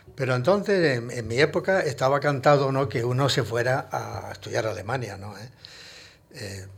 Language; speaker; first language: Spanish; native; Spanish